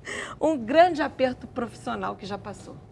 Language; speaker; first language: Portuguese; native; Portuguese